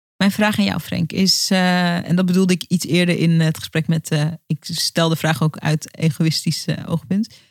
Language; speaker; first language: Dutch; native; Dutch